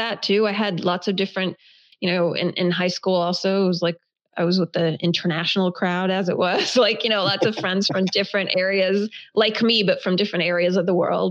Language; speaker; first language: English; early bilingual, other home language; Hebrew